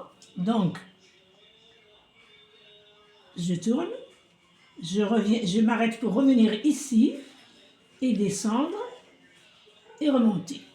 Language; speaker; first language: French; non-native, local second language; Arabic